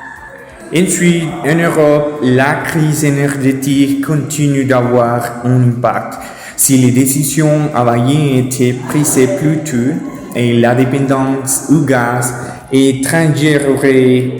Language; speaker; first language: French; non-native, learner; Spanish